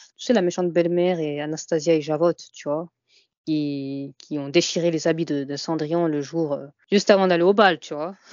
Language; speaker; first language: French; native; French